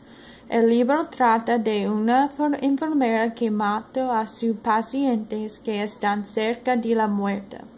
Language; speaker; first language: Spanish; non-native, learner; English